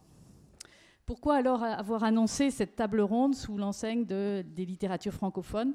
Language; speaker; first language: French; native; French